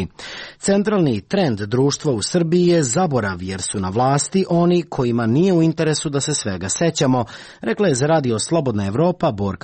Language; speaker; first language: Serbian; native; Serbian